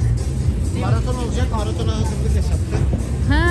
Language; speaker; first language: Turkish; native; Turkish